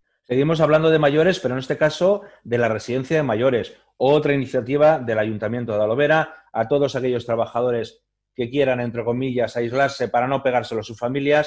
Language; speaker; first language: Spanish; native; Spanish